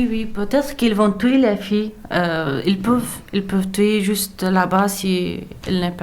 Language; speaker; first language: French; non-native, learner; Persian